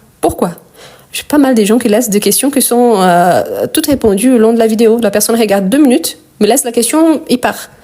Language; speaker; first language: French; non-native, fluent; Portuguese